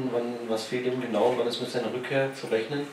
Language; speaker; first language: German; native; German